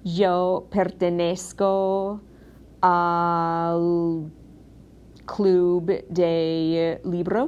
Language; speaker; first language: Spanish; non-native, fluent; English